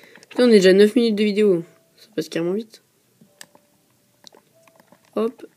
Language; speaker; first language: French; native; French